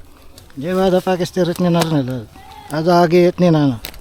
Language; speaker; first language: Arabic; non-native, learner; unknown